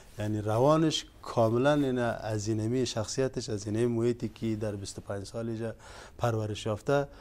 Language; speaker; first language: Persian; non-native, local second language; Uzbek